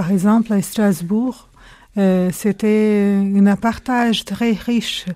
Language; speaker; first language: French; non-native, fluent; Portuguese